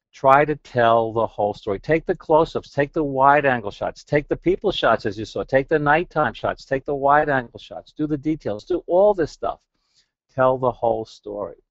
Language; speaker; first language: English; native; English